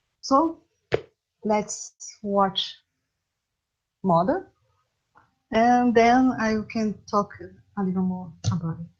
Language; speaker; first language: English; non-native, learner; Portuguese